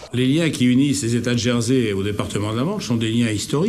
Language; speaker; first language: French; native; French